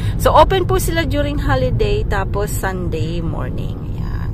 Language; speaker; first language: English; non-native, local second language; Filipino